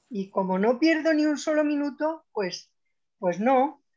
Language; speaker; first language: Spanish; native; Spanish